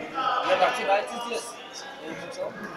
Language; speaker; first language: Russian; non-native, learner; Portuguese